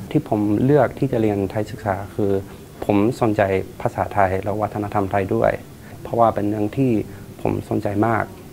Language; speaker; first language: Thai; non-native, fluent; English